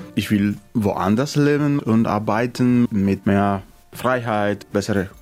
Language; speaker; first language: German; non-native, learner; Spanish